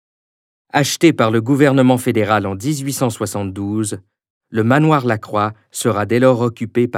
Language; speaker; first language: French; native; French